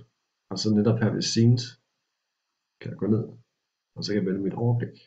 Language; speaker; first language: Danish; native; Danish